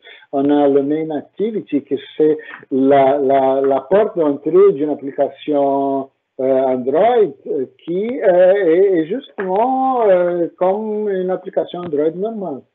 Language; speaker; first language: French; non-native, fluent; Portuguese